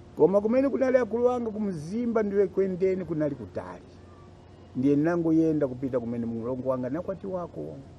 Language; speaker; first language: Nyanja; non-native, local second language; Tumbuka